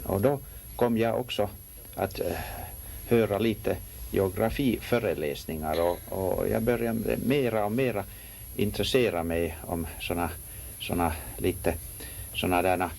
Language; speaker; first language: Swedish; non-native, local second language; Finnish